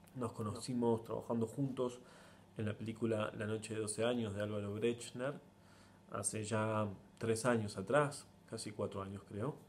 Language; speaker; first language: Spanish; native; Spanish